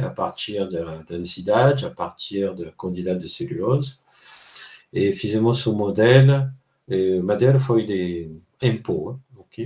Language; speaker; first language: Portuguese; non-native, fluent; French